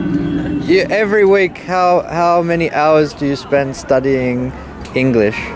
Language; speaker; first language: English; non-native, fluent; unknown